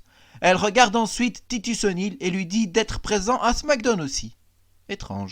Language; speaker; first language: French; native; French